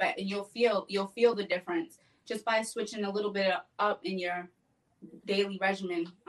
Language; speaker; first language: English; native; English